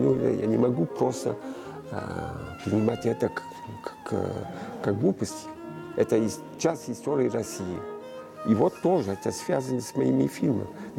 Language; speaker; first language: Russian; early bilingual, heritage; Russian